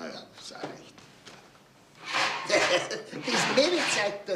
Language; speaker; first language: German; native; German